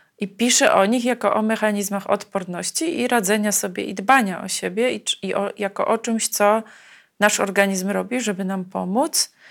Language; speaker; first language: Polish; native; Polish